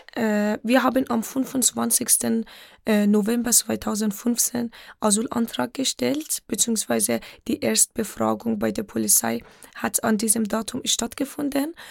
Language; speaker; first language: German; non-native, fluent; Persian